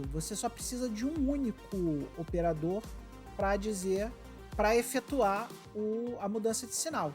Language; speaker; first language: Portuguese; native; Portuguese